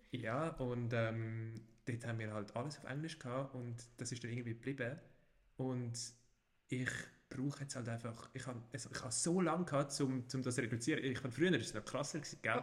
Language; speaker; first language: German; native; German